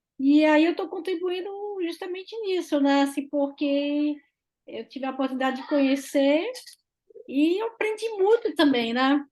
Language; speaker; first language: Portuguese; non-native, fluent; French